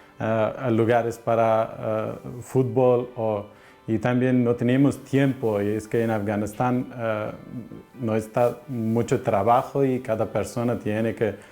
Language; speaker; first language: Spanish; non-native, learner; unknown